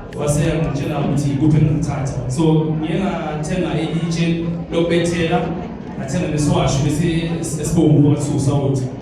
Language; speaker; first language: Zulu; native; Zulu